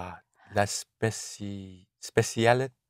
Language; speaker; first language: French; non-native, learner; English